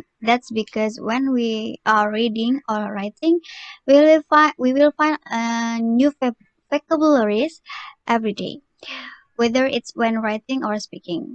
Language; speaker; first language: English; non-native, learner; Indonesian